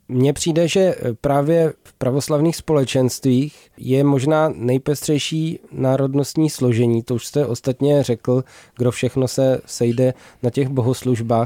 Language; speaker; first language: Czech; native; Czech